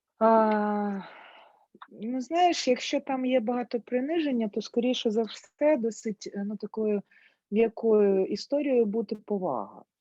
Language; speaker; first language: Ukrainian; native; Ukrainian